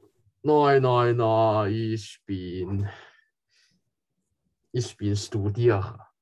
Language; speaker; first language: German; non-native, learner; Chinese